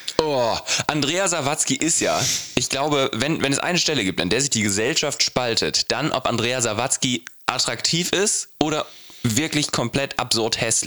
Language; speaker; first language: German; native; German